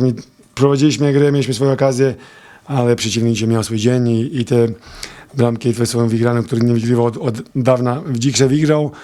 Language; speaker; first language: Polish; non-native, fluent; Serbian